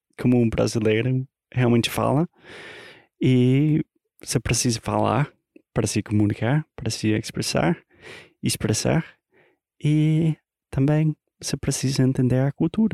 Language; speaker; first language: Portuguese; non-native, fluent; English